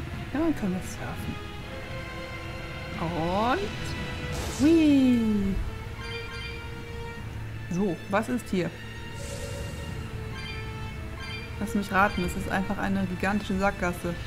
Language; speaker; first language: German; native; German